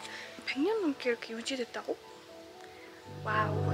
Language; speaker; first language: Korean; non-native, fluent; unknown